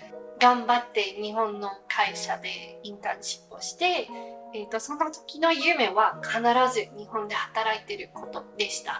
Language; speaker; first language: Japanese; non-native, fluent; Afrikaans